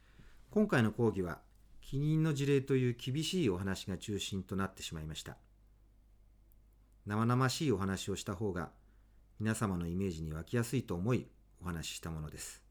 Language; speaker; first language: Japanese; native; Japanese